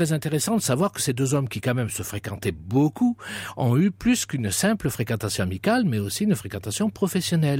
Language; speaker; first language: French; native; French